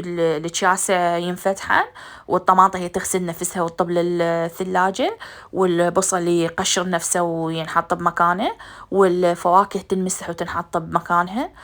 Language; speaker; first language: Arabic; native; Arabic